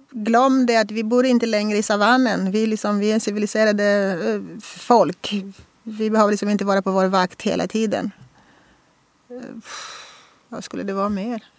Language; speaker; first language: Swedish; non-native, fluent; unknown